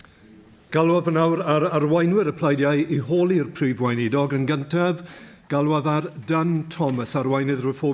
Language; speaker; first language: Welsh; native; Welsh